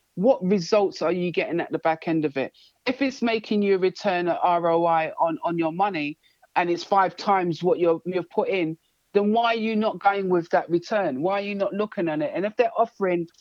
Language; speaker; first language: English; native; English